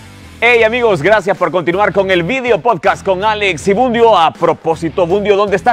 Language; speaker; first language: Spanish; native; Spanish